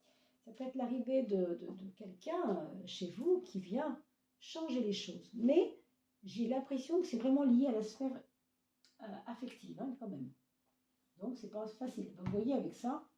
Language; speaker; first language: French; native; French